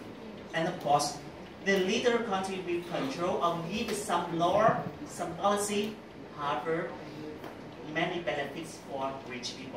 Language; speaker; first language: English; non-native, learner; Vietnamese